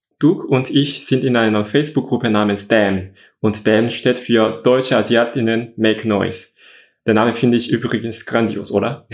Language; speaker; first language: German; non-native, fluent; Korean